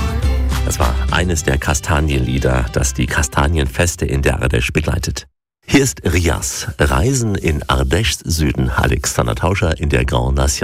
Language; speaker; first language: German; native; German